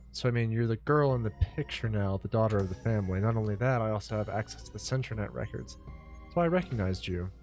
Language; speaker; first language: English; native; English